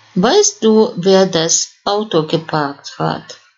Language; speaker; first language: German; non-native, fluent; Russian